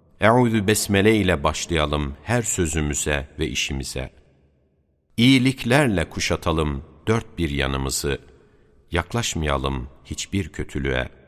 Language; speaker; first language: Turkish; native; Turkish